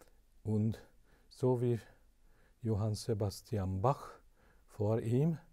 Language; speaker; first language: German; non-native, fluent; Hungarian